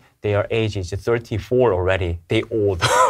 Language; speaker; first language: English; non-native, learner; Korean